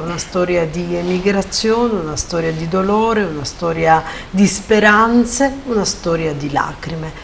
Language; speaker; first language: Italian; native; Italian